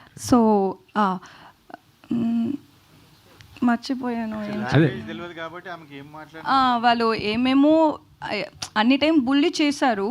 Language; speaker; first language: Telugu; non-native, learner; Tamil